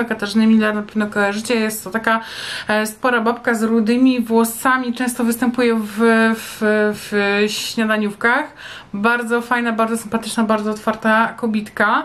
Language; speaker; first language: Polish; native; Polish